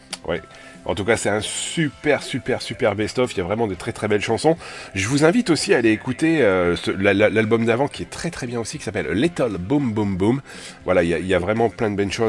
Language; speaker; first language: French; native; French